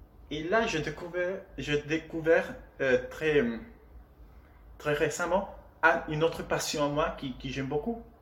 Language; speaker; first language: French; non-native, fluent; Spanish